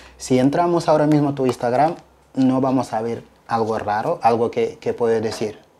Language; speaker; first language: Spanish; non-native, fluent; Wolof